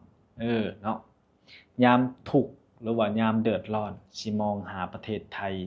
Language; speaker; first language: Thai; non-native, local second language; Lao